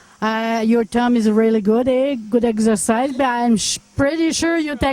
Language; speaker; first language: English; non-native, local second language; French